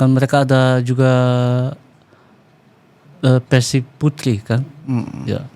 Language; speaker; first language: Indonesian; early bilingual, heritage; Dutch